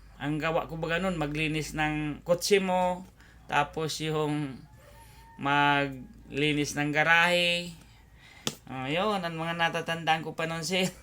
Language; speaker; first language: Filipino; non-native, local second language; Bikol